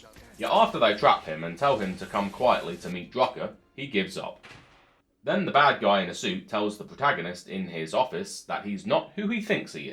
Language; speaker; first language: English; native; English